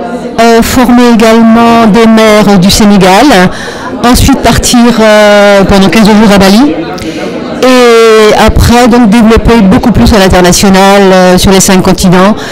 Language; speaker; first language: French; native; French